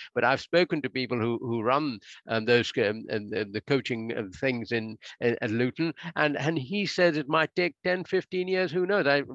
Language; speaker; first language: English; non-native, local second language; Bangla